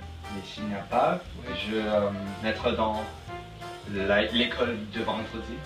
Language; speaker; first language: French; non-native, learner; English